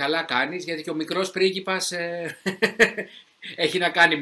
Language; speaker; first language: Greek; native; Greek